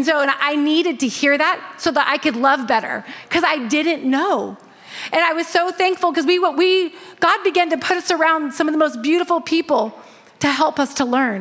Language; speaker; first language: English; native; English